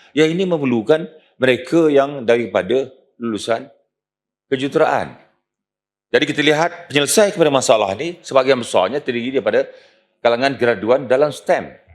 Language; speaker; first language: Malay; native; Malay